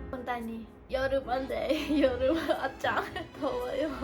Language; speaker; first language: Korean; non-native, learner; Khmer